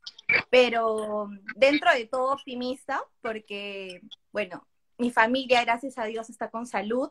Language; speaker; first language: Spanish; native; Spanish